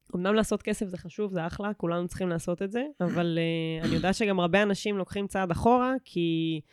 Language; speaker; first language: Hebrew; native; Hebrew